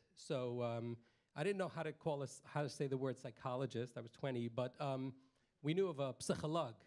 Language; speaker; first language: English; native; English